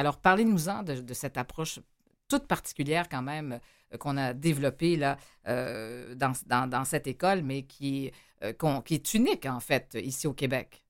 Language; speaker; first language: French; native; French